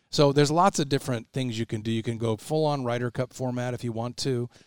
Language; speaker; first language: English; native; English